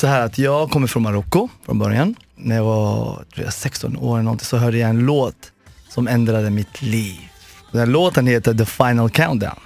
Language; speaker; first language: Swedish; non-native, fluent; Arabic